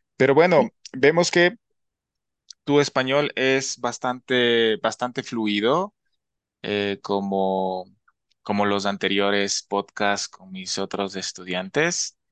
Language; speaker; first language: Spanish; native; Spanish